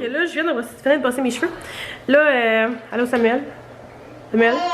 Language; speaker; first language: French; native; French